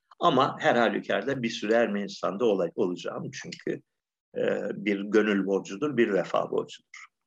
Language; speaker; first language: Turkish; native; Turkish